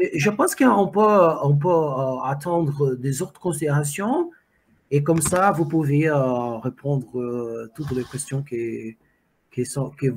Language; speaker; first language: French; non-native, fluent; Portuguese